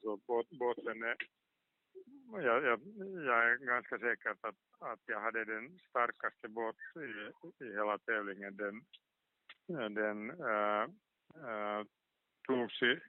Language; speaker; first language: Swedish; non-native, local second language; Finnish